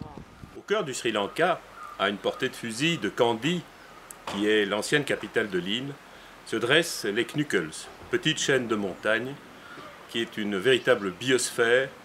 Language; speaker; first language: French; native; French